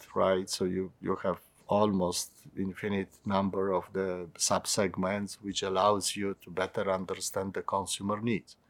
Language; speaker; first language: English; non-native, fluent; Polish